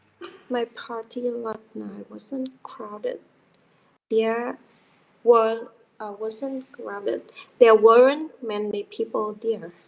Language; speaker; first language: English; non-native, learner; Vietnamese